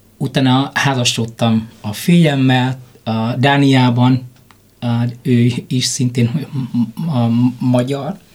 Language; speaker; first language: Hungarian; non-native, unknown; Vietnamese